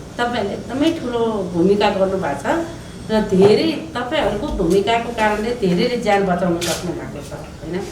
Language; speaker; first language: Nepali; native; Nepali